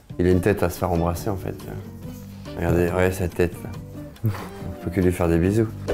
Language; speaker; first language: French; native; French